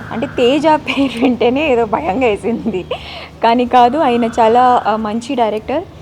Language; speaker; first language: Telugu; non-native, fluent; Marathi